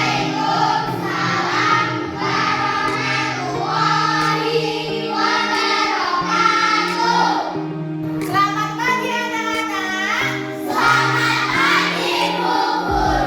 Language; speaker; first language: Indonesian; native; Indonesian